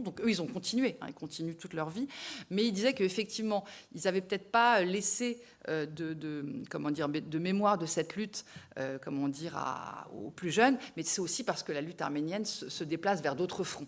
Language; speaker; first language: French; native; French